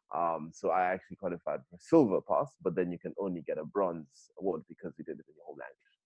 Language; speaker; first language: English; native; English